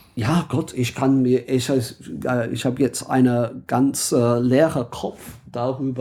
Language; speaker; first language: German; non-native, fluent; English